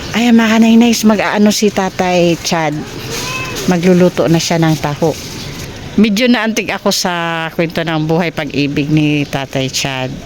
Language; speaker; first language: Filipino; native; Filipino